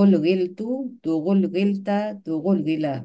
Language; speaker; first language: Arabic; non-native, learner; Malay